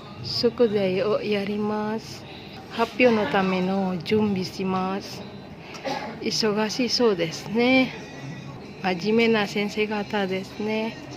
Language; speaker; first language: Japanese; non-native, fluent; Indonesian